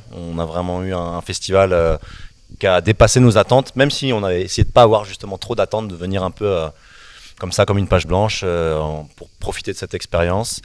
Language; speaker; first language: French; native; French